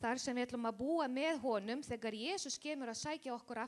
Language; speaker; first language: Icelandic; non-native, learner; Spanish